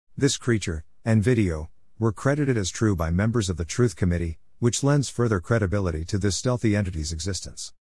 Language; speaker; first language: English; native; English